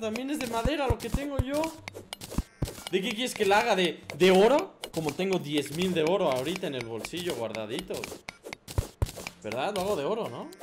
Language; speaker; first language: Spanish; native; Spanish